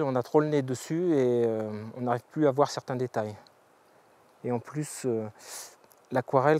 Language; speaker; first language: French; native; French